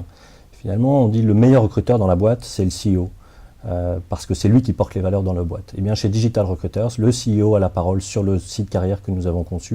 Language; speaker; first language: French; native; French